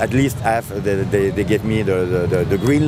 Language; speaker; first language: English; non-native, fluent; French